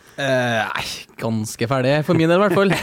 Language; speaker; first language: Norwegian; native; Norwegian